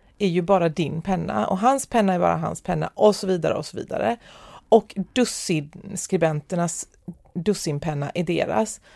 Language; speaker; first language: Swedish; native; Swedish